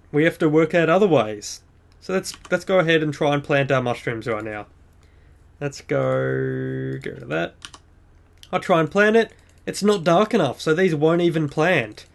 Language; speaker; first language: English; native; English